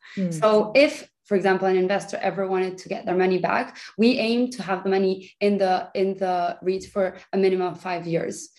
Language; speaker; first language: English; early bilingual, other home language; Spanish